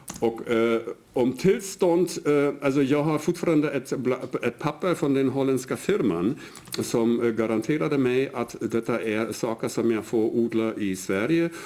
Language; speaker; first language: Swedish; non-native, fluent; German